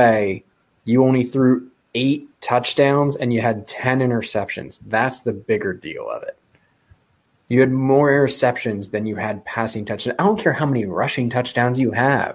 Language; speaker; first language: English; native; English